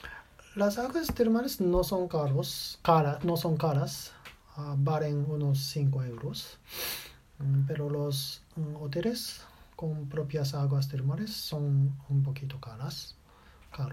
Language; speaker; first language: Spanish; non-native, learner; Japanese